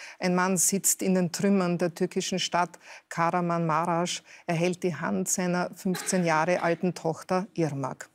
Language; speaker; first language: German; native; German